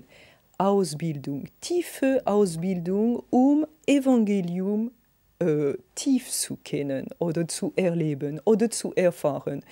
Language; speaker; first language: German; non-native, fluent; French